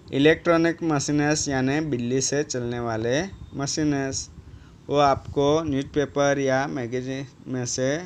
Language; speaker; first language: Hindi; non-native, local second language; Gujarati